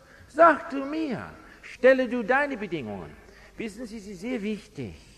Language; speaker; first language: German; non-native, fluent; English